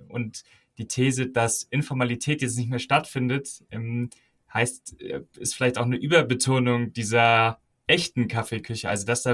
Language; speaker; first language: German; native; German